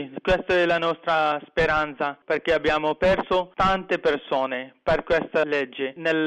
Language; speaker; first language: Italian; non-native, fluent; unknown